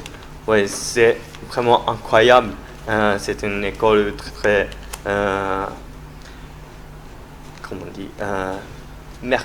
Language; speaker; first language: French; non-native, learner; Japanese